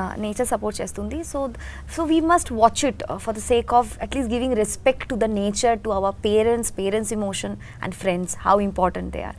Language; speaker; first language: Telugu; non-native, learner; Hindi